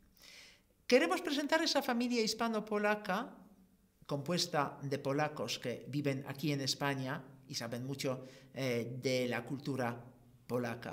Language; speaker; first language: Spanish; non-native, fluent; Polish